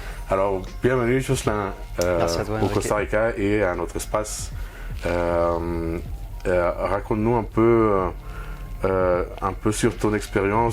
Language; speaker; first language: French; non-native, fluent; Spanish